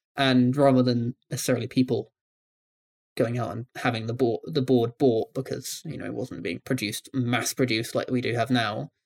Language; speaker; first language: English; native; English